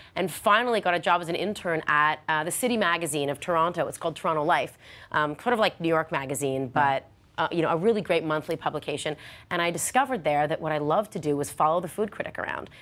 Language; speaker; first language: English; native; English